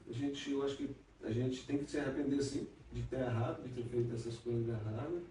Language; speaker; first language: Portuguese; native; Portuguese